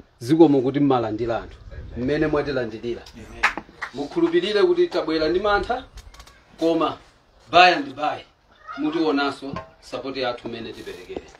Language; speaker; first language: Nyanja; native; Nyanja